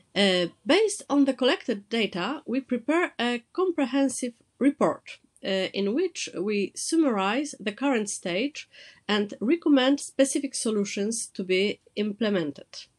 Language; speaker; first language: English; non-native, fluent; Polish